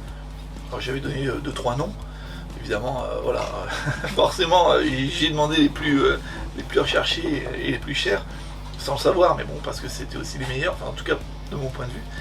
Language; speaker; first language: French; native; French